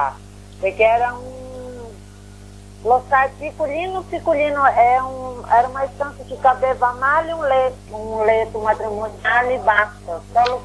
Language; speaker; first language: Italian; non-native, learner; Portuguese